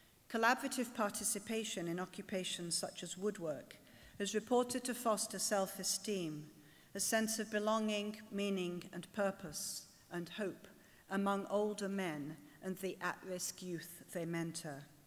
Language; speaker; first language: English; native; English